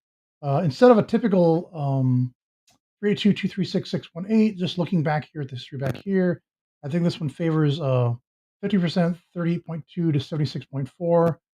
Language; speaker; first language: English; native; English